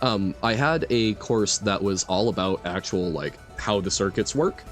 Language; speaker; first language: English; native; English